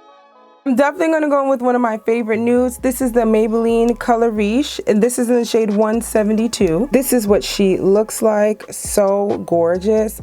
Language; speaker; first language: English; native; English